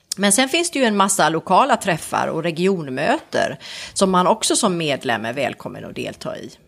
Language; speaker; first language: Swedish; native; Swedish